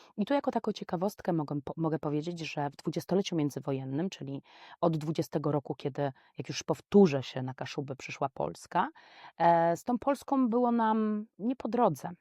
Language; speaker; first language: Polish; native; Polish